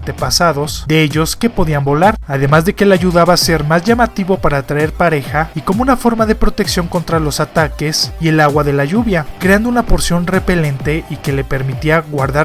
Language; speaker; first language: Spanish; native; Spanish